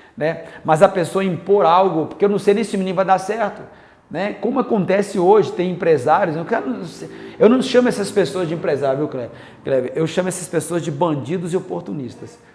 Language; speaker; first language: Portuguese; native; Portuguese